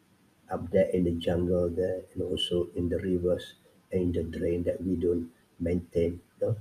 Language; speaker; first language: English; non-native, local second language; Pattani Malay